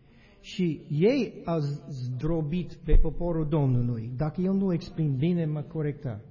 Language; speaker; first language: Romanian; non-native, learner; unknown